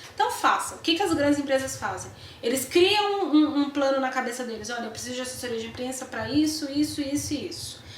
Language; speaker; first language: Portuguese; native; Portuguese